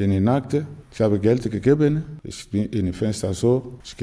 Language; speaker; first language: German; non-native, learner; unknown